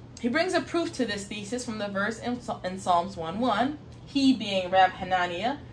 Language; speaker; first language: English; native; English